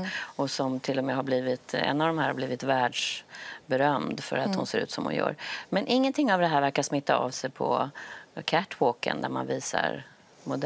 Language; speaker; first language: Swedish; native; Swedish